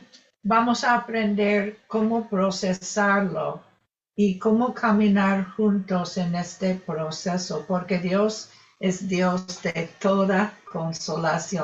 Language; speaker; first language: Spanish; non-native, fluent; English